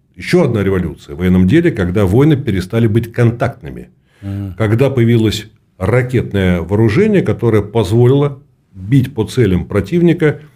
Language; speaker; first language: Russian; native; Russian